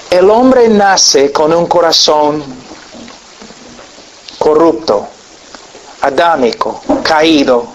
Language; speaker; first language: Spanish; non-native, fluent; English